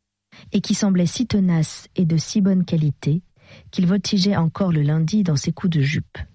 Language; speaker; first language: French; native; French